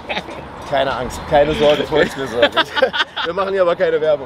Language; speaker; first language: German; native; German